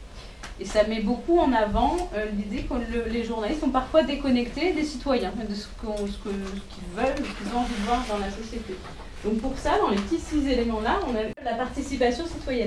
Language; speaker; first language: French; native; French